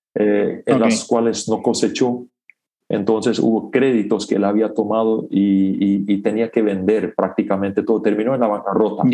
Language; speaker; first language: Spanish; non-native, local second language; Plautdietsch